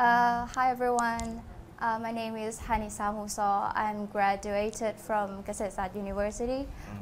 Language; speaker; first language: English; non-native, fluent; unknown